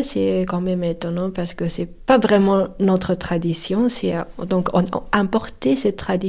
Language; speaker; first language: French; non-native, fluent; Japanese